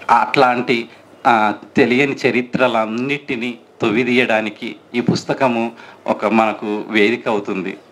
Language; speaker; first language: Telugu; native; Telugu